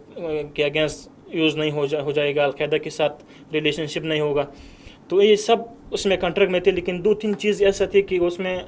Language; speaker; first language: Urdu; non-native, fluent; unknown